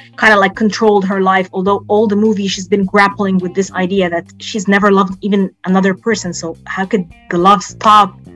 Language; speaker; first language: English; non-native, fluent; Arabic